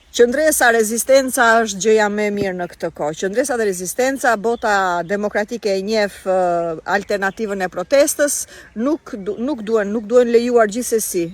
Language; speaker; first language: Albanian; native; Albanian